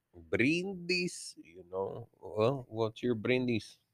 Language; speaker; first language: English; early bilingual, other home language; Spanish